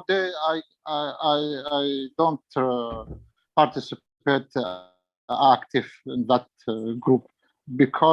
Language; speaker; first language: English; non-native, learner; Arabic